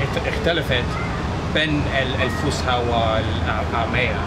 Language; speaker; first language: Arabic; non-native, learner; English